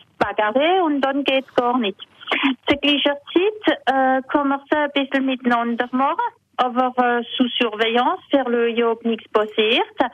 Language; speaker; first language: German; non-native, local second language; French